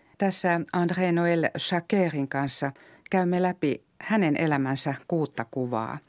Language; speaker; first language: Finnish; native; Finnish